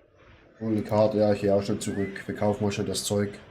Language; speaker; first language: German; native; German